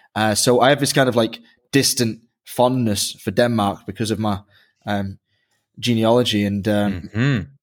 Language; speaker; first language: English; native; English